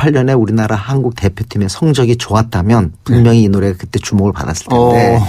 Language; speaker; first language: Korean; native; Korean